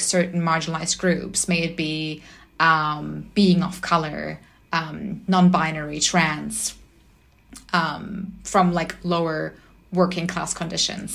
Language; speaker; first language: English; non-native, fluent; German